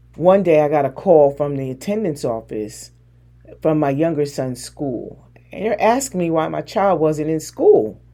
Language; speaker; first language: English; native; English